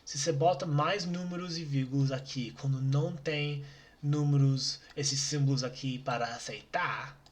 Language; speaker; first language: Portuguese; non-native, learner; English